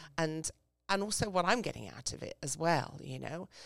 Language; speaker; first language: English; native; English